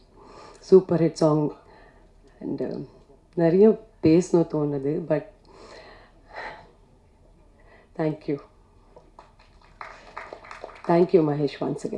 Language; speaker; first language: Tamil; non-native, fluent; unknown